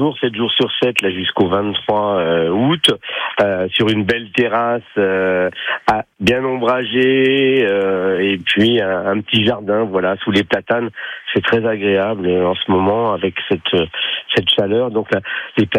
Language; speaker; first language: French; native; French